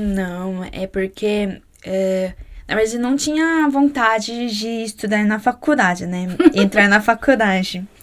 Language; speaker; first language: Portuguese; non-native, fluent; Korean